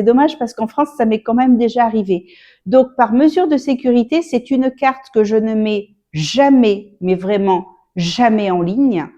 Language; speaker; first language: French; native; French